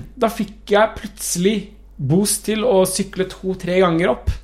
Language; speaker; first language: Norwegian; non-native, local second language; Persian